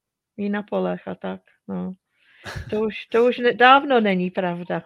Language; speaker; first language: Czech; non-native, fluent; English